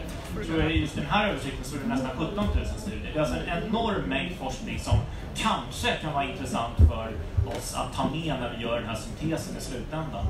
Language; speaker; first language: Swedish; native; Swedish